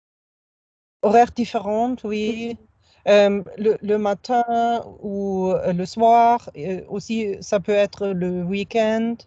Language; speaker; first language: French; non-native, fluent; German